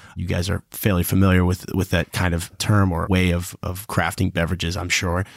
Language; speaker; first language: English; native; English